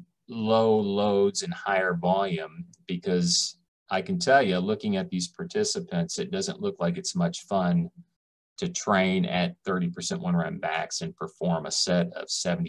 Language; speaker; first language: English; native; English